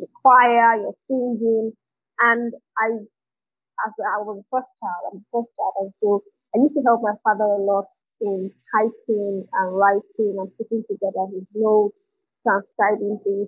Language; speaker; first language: English; non-native, local second language; Igbo